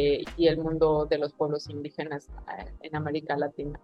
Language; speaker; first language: Spanish; native; Spanish